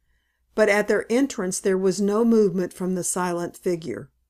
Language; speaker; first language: English; native; English